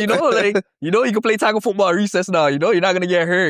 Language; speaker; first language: English; native; English